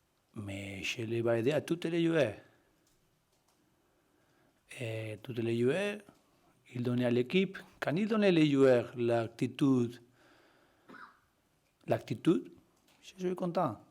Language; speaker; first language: French; non-native, learner; Spanish